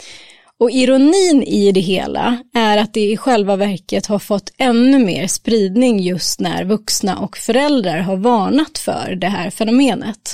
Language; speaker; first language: Swedish; native; Swedish